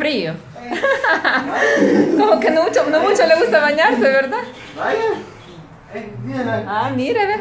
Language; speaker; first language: Spanish; native; Spanish